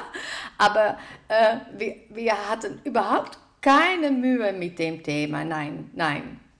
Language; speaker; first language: German; non-native, fluent; Dutch